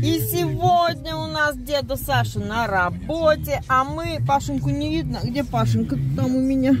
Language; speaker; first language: Russian; native; Russian